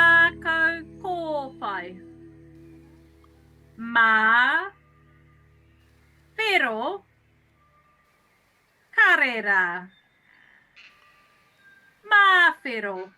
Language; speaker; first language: Māori; non-native, learner; English